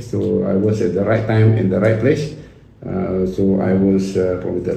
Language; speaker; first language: English; non-native, local second language; Iban